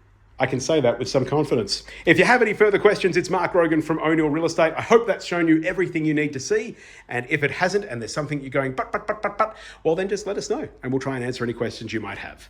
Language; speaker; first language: English; native; English